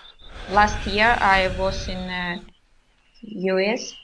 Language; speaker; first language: English; non-native, learner; Russian